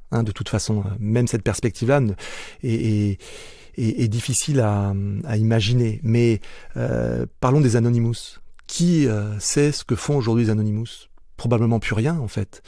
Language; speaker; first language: French; native; French